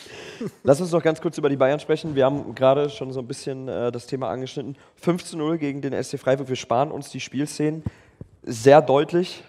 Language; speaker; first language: German; native; German